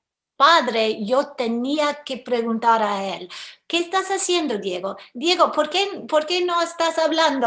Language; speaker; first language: Spanish; early bilingual, heritage; English